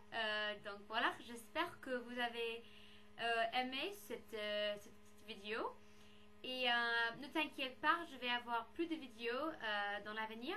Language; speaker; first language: French; non-native, fluent; English